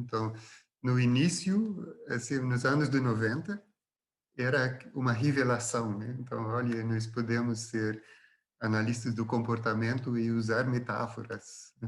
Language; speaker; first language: Portuguese; non-native, fluent; Dutch